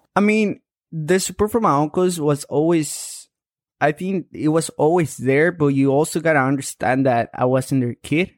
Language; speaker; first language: English; non-native, fluent; Spanish